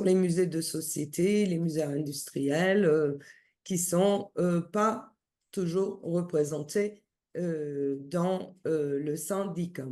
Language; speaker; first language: French; non-native, fluent; Turkish